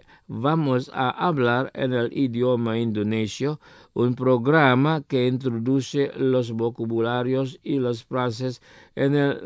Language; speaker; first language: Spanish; non-native, fluent; Indonesian